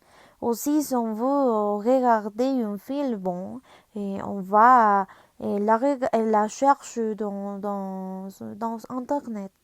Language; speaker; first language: French; non-native, learner; Spanish